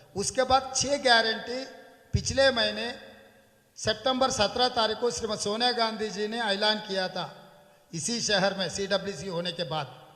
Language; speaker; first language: Hindi; non-native, local second language; Telugu